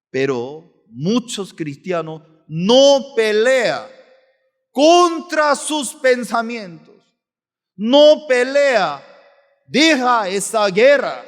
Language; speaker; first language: Spanish; non-native, fluent; Korean